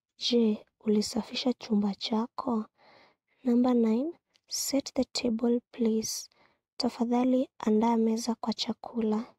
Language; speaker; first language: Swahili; non-native, local second language; Kikuyu